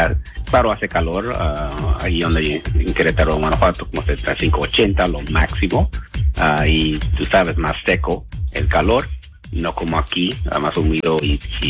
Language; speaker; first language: Spanish; early bilingual, heritage; Spanish